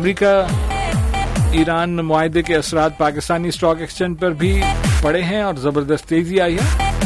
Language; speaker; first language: Urdu; native; Urdu